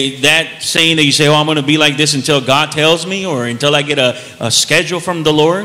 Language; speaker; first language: English; early bilingual, other home language; Spanish